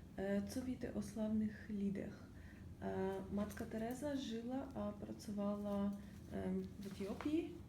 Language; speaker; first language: Czech; non-native, learner; Ukrainian